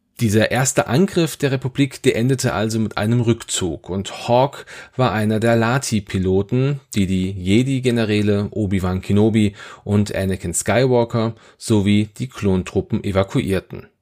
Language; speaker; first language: German; native; German